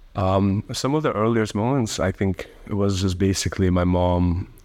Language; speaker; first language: English; early bilingual, other home language; Albanian